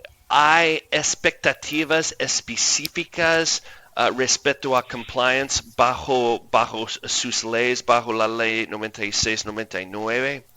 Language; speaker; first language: Spanish; non-native, fluent; English